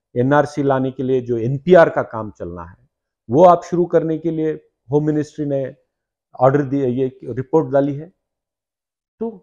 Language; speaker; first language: Hindi; non-native, local second language; Urdu